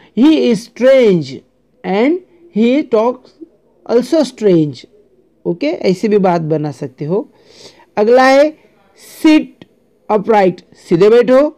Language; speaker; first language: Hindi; non-native, local second language; Marathi